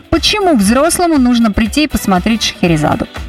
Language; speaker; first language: Russian; native; Russian